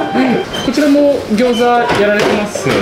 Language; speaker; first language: Japanese; native; Japanese